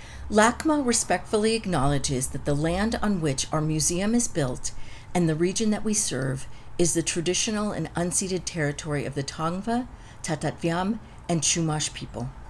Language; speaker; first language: English; native; English